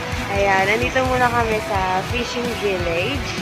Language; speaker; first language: Filipino; non-native, local second language; Cebuano